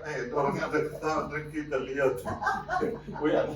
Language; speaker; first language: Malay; non-native, local second language; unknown